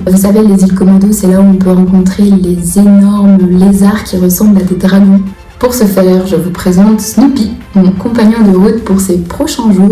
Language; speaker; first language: French; native; French